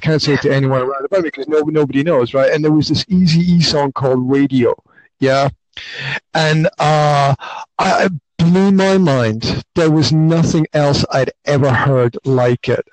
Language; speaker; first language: English; native; English